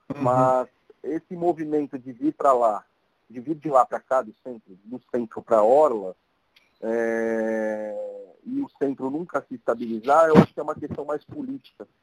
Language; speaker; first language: Portuguese; native; Portuguese